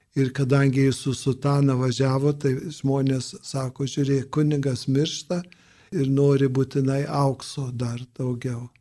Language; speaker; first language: Lithuanian; early bilingual, heritage; Lithuanian